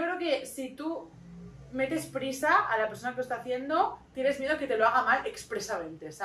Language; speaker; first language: Spanish; native; Spanish